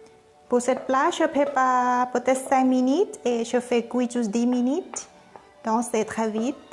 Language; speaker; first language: French; non-native, learner; Thai